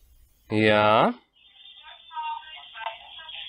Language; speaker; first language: German; native; German